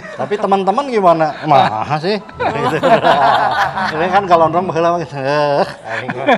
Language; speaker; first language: Indonesian; native; Indonesian